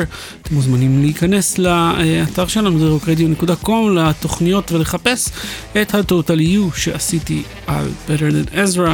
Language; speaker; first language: Hebrew; native; Hebrew